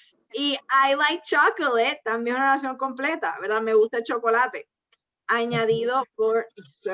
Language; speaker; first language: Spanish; early bilingual, heritage; Spanish